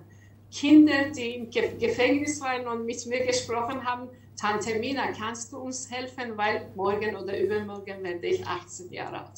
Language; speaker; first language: German; non-native, learner; Persian